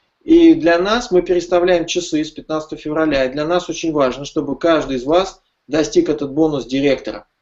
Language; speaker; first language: Russian; native; Russian